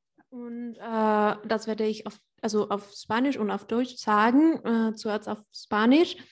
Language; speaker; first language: German; non-native, learner; Spanish